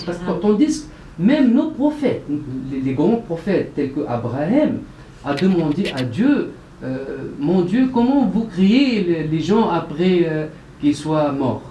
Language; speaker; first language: French; non-native, local second language; Arabic